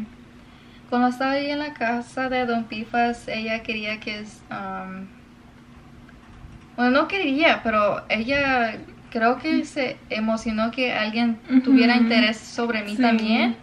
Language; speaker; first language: Spanish; early bilingual, other home language; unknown